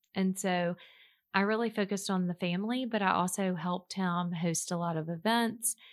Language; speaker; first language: English; native; English